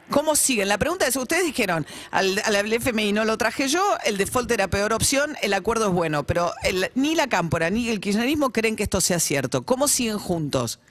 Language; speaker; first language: Spanish; native; Spanish